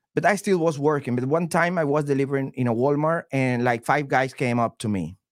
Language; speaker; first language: English; non-native, fluent; Spanish